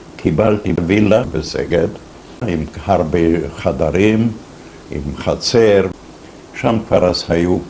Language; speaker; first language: Hebrew; non-native, fluent; Hungarian